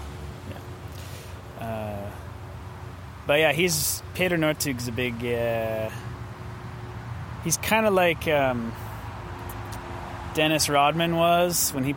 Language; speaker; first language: English; native; English